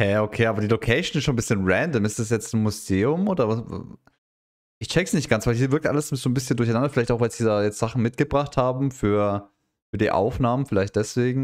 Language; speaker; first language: German; native; German